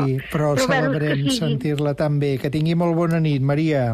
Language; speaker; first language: Catalan; native; Catalan